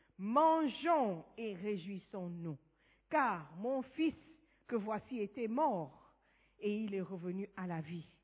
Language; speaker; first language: French; non-native, fluent; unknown